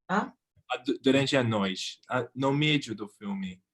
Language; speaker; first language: Portuguese; non-native, learner; English